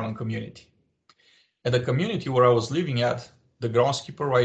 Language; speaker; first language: English; non-native, fluent; Romanian